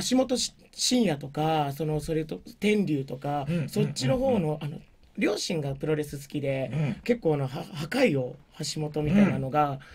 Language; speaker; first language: Japanese; native; Japanese